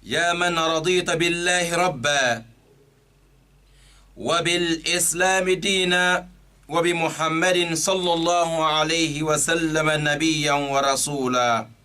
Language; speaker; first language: Arabic; non-native, fluent; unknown